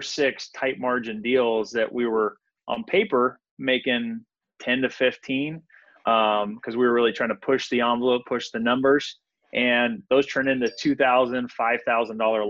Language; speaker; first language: English; native; English